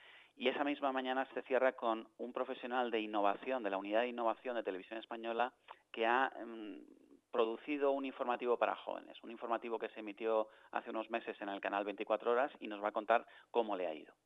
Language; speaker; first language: Spanish; native; Spanish